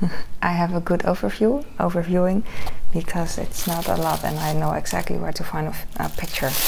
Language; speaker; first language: English; non-native, fluent; Dutch